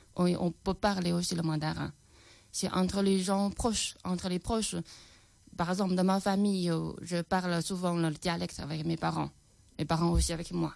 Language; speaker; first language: French; non-native, fluent; Chinese